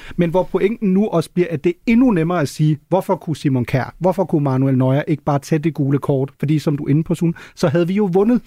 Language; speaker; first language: Danish; non-native, local second language; German